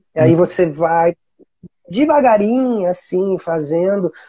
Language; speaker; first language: Portuguese; non-native, fluent; French